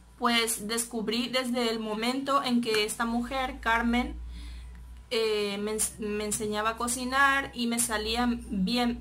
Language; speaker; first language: Spanish; native; Spanish